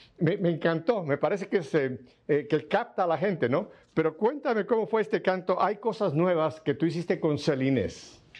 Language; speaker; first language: Spanish; native; Spanish